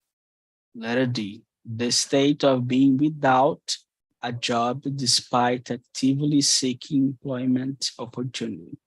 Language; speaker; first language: English; non-native, fluent; Portuguese